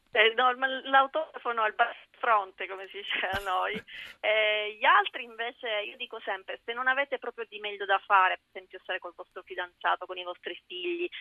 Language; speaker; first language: Italian; native; Italian